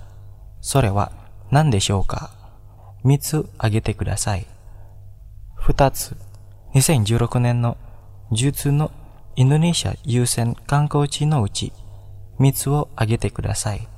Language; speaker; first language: Japanese; non-native, fluent; Indonesian